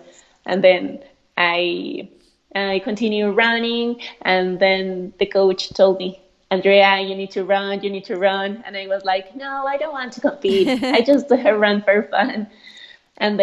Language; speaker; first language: English; non-native, fluent; Spanish